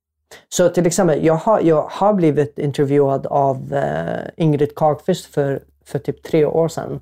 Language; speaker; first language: Swedish; non-native, fluent; Arabic